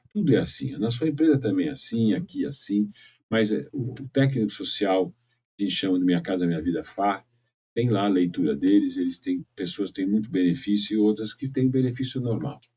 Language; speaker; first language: Portuguese; native; Portuguese